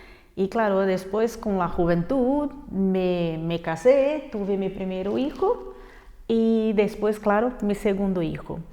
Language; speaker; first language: Spanish; non-native, fluent; Portuguese